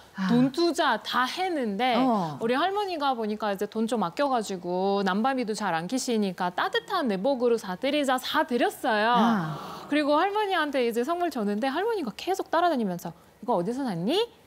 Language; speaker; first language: Korean; non-native, fluent; Russian